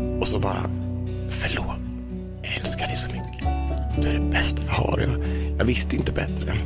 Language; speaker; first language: Swedish; native; Swedish